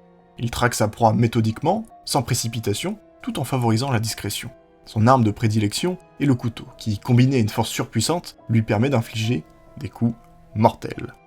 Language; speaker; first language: French; native; French